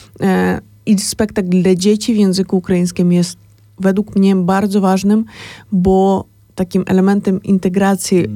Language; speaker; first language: Polish; non-native, fluent; Ukrainian